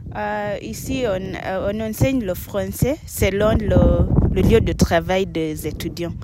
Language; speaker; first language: French; non-native, learner; Swahili